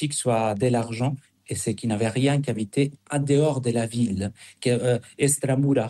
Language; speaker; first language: French; non-native, fluent; Spanish